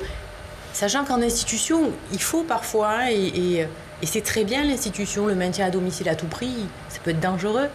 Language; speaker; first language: French; native; French